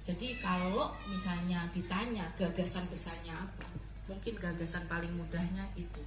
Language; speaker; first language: Indonesian; native; Indonesian